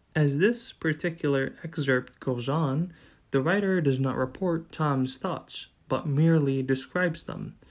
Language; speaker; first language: English; non-native, fluent; Arabic